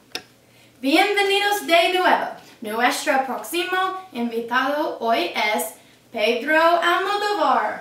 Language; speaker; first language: Spanish; non-native, learner; English